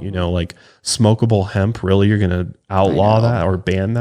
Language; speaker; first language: English; native; English